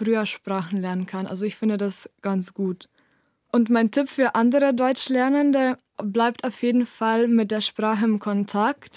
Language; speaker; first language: German; non-native, fluent; Slovenian